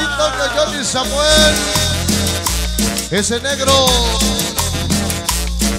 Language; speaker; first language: Spanish; native; Spanish